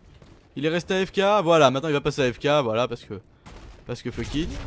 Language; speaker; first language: French; native; French